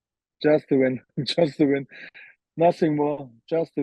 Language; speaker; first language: English; non-native, learner; German